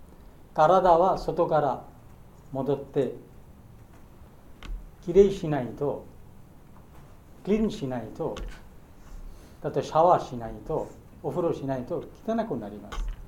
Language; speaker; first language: Japanese; non-native, learner; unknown